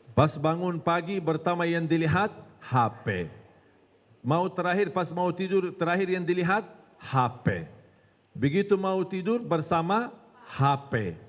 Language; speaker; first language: Malay; non-native, fluent; Arabic